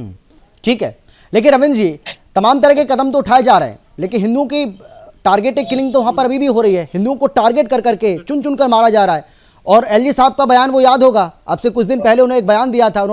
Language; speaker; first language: Hindi; native; Hindi